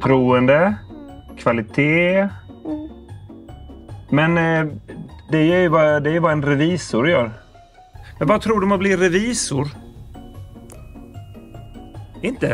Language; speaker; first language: Swedish; native; Swedish